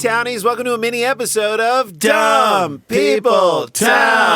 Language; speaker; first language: English; native; English